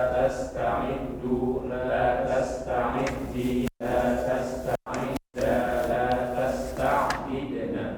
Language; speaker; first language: Arabic; non-native, learner; Indonesian